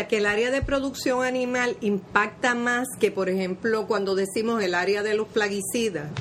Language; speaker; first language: Spanish; native; Spanish